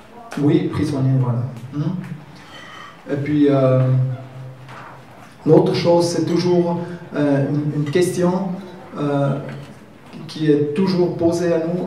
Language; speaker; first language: French; non-native, learner; German